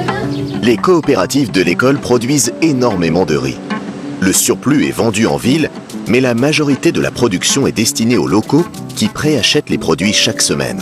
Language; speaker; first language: French; native; French